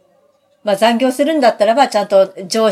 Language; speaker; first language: Japanese; native; Japanese